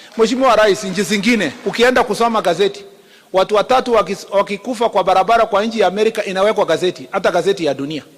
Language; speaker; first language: Swahili; non-native, local second language; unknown